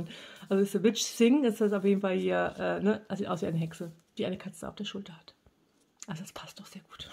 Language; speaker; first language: German; native; German